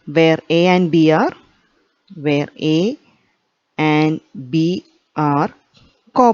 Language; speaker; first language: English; non-native, local second language; Malayalam